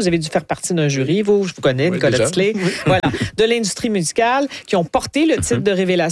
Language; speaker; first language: French; native; French